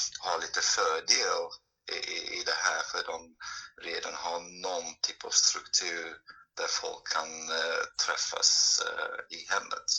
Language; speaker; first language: Swedish; non-native, fluent; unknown